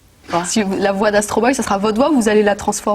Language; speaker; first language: French; native; French